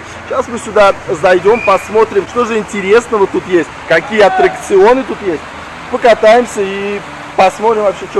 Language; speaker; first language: Russian; native; Russian